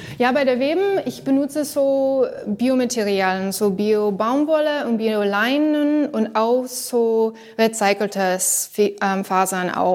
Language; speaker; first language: German; non-native, learner; English